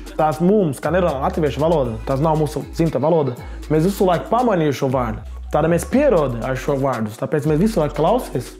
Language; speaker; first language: Latvian; non-native, learner; Portuguese